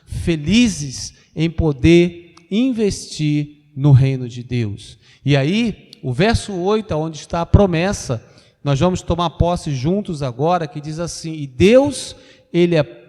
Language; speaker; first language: Portuguese; native; Portuguese